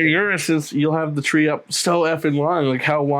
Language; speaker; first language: English; native; English